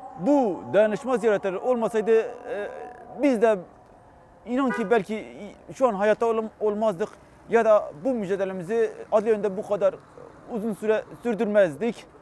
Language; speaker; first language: Turkish; non-native, local second language; Kurdish